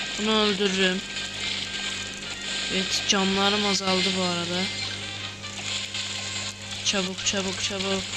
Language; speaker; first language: Turkish; native; Turkish